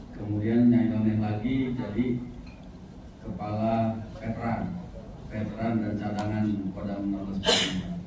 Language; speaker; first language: Indonesian; native; Indonesian